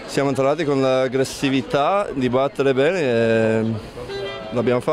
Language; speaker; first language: Italian; non-native, fluent; English